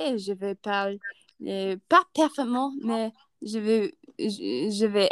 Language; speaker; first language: French; non-native, learner; English